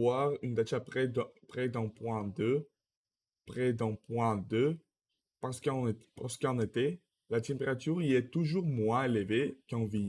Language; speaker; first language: French; non-native, learner; Russian